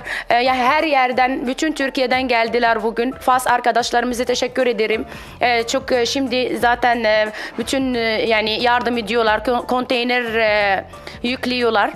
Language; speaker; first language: Turkish; non-native, fluent; Arabic